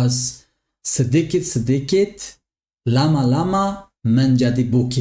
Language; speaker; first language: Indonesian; non-native, learner; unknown